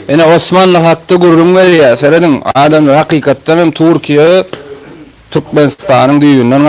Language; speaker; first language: Turkish; early bilingual, heritage; Turkmen